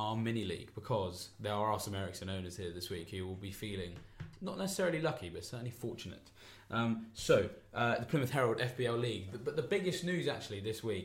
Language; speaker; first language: English; native; English